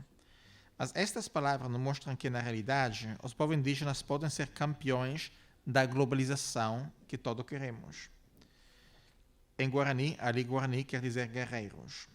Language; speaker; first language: Portuguese; non-native, fluent; Italian